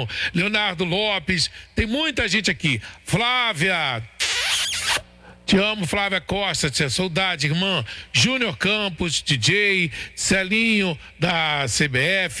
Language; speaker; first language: Portuguese; native; Portuguese